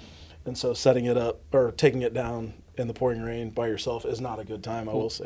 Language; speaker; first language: English; native; English